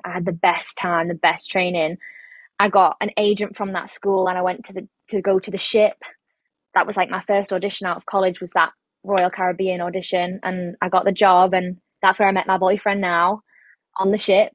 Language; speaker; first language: English; native; English